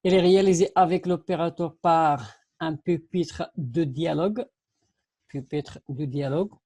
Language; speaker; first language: French; non-native, local second language; Arabic